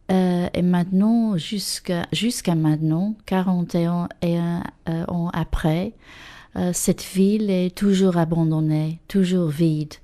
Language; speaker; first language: French; non-native, fluent; English